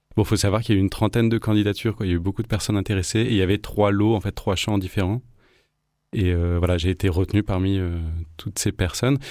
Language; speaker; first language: French; native; French